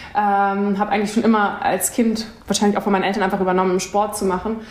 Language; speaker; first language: German; native; German